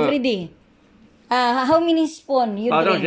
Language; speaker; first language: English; non-native, learner; Filipino